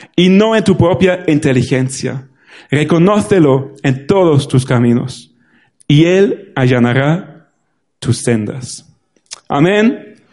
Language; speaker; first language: Spanish; non-native, fluent; German